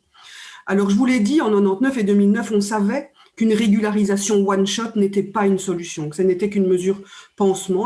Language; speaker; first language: French; native; French